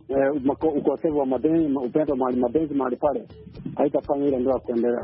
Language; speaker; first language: Swahili; non-native, local second language; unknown